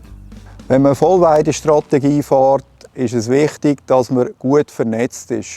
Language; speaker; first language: German; native; German